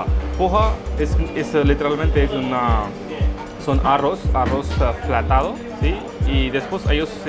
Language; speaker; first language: Spanish; non-native, fluent; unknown